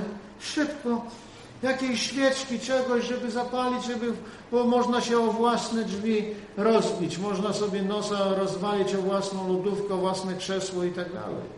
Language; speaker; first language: Polish; native; Polish